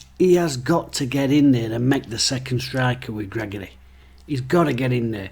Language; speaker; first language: English; native; English